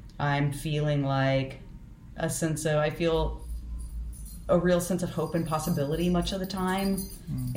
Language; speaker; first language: English; native; English